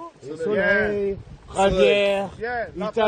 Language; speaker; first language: French; non-native, fluent; German